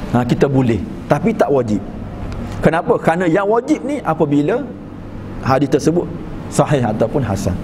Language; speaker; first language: Malay; native; Malay